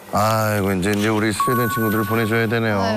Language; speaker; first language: Korean; native; Korean